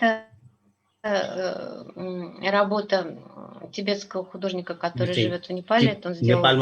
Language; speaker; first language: Russian; native; Russian